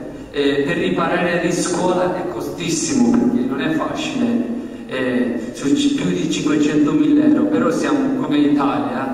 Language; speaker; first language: Italian; non-native, learner; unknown